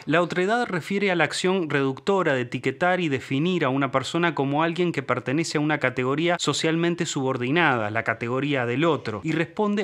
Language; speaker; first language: Spanish; native; Spanish